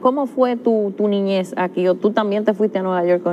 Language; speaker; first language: Spanish; native; Spanish